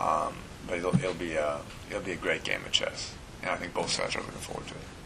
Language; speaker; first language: English; native; English